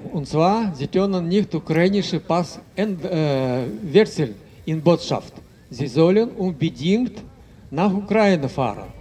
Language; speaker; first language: German; non-native, fluent; Russian